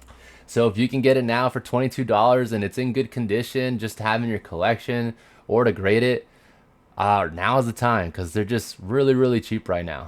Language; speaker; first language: English; native; English